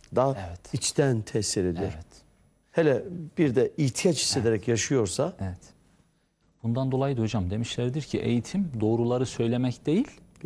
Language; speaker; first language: Turkish; native; Turkish